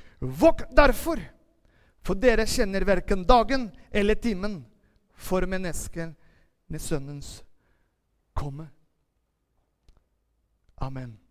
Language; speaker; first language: Norwegian; non-native, fluent; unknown